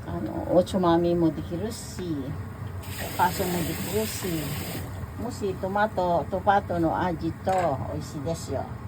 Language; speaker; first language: Japanese; non-native, learner; Filipino